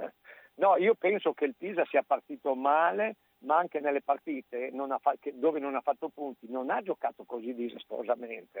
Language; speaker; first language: Italian; native; Italian